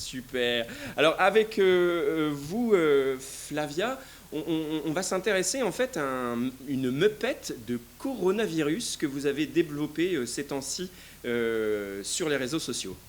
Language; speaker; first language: French; native; French